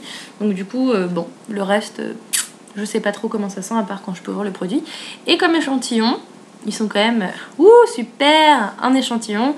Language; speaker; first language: French; native; French